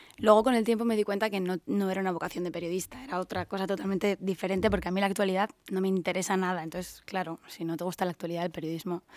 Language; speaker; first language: Spanish; native; Spanish